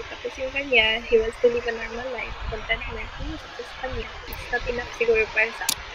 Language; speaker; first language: Filipino; non-native, local second language; Cebuano